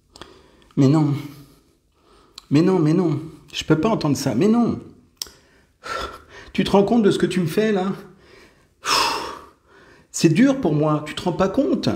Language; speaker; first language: French; native; French